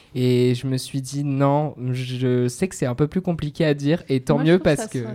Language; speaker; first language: French; native; French